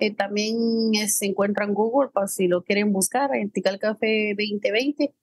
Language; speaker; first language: Spanish; native; Spanish